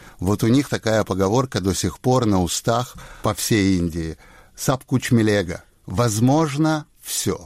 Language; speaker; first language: Russian; native; Russian